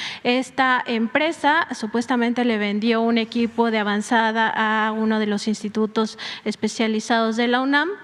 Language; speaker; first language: Spanish; native; Spanish